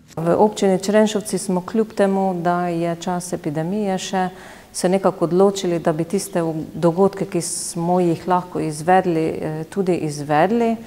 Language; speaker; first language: Slovenian; native; Slovenian